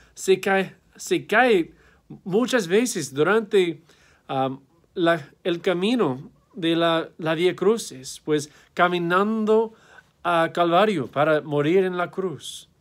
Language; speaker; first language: Spanish; non-native, fluent; English